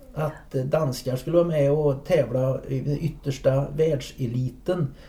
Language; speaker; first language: Swedish; native; Swedish